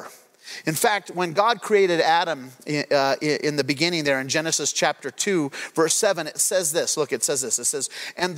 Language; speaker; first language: English; native; English